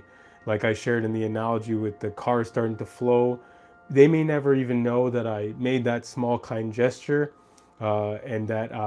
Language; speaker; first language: English; native; English